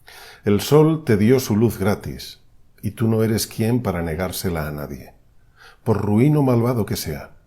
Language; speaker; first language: Spanish; native; Spanish